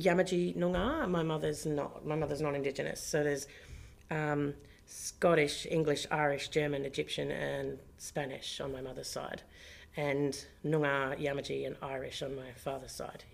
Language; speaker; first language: English; native; English